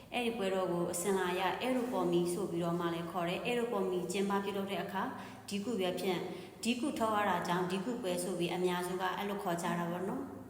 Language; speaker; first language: Burmese; non-native, local second language; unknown